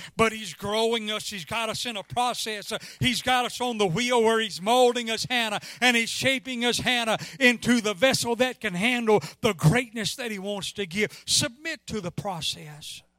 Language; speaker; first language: English; native; English